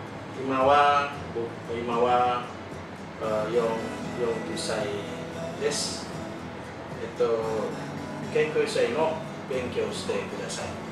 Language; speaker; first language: Japanese; non-native, fluent; Indonesian